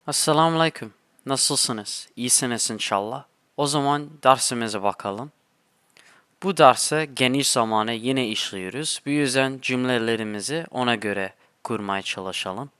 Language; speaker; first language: Turkish; non-native, fluent; English